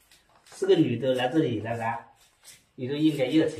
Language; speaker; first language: Chinese; native; Chinese